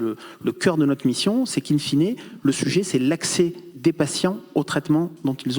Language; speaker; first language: French; native; French